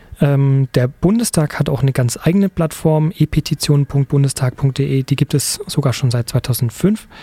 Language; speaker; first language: German; native; German